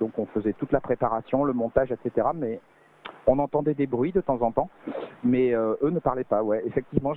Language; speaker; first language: French; native; French